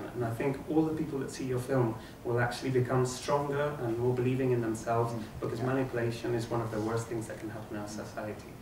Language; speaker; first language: English; non-native, fluent; Spanish